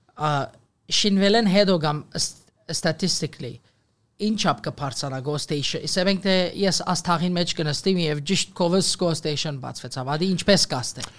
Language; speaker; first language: Armenian; early bilingual, heritage; Armenian